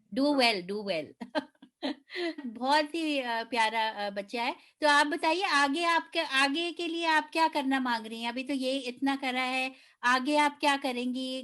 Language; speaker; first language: Hindi; non-native, local second language; Gujarati